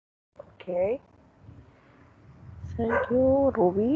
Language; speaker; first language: English; non-native, learner; Spanish